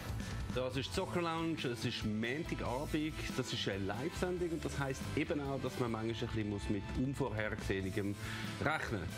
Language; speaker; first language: German; native; German